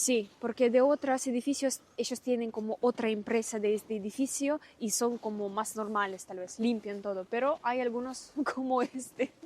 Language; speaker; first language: Spanish; non-native, learner; Russian